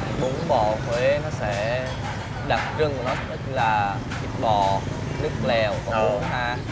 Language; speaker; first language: Vietnamese; native; Vietnamese